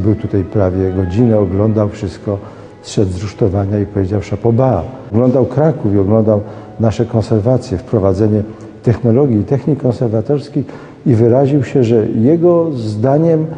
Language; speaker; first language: Polish; native; Polish